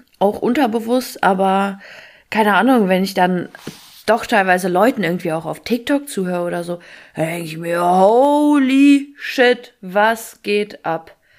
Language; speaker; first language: German; early bilingual, other home language; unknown